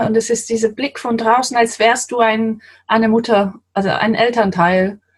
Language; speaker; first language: German; non-native, fluent; English